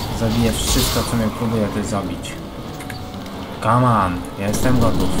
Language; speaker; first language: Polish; native; Polish